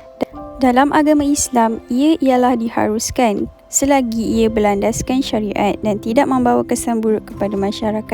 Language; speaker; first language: Malay; native; Malay